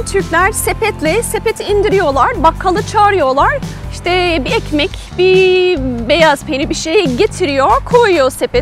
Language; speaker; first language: Turkish; non-native, fluent; English